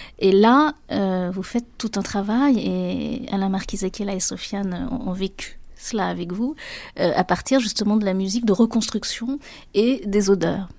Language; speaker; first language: French; native; French